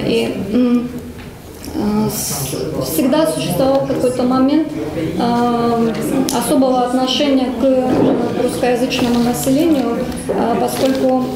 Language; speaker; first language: Russian; native; Russian